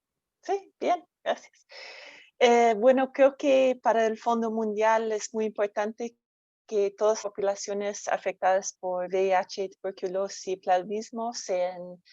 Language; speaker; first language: Spanish; non-native, fluent; English